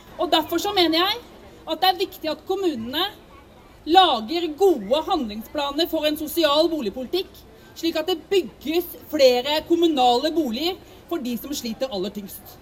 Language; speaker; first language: Norwegian; native; Norwegian